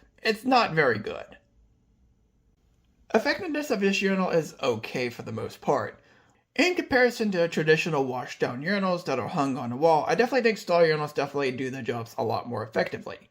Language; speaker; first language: English; native; English